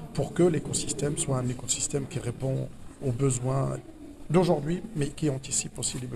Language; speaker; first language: French; non-native, local second language; Arabic